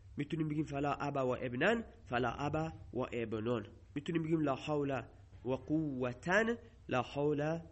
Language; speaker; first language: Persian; non-native, local second language; Baluchi